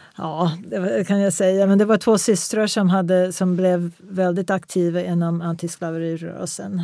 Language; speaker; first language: Swedish; non-native, fluent; English